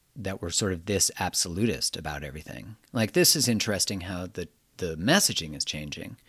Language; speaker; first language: English; native; English